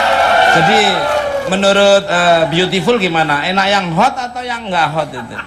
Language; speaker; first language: Indonesian; native; Indonesian